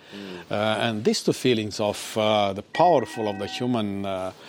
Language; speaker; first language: English; non-native, fluent; Romanian